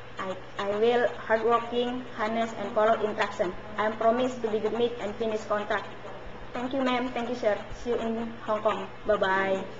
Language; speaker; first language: English; non-native, learner; Indonesian